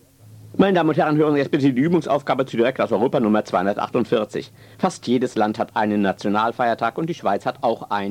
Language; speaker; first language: German; native; German